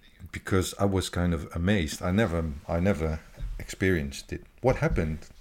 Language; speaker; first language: English; non-native, fluent; Dutch